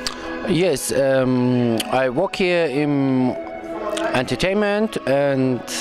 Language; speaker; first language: English; non-native, learner; Turkish